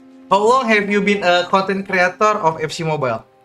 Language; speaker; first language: English; non-native, learner; Indonesian